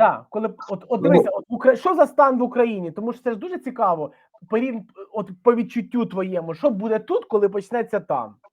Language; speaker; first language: Ukrainian; native; Ukrainian